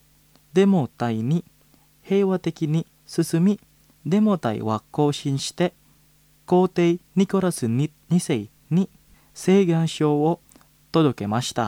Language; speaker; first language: Japanese; non-native, fluent; Indonesian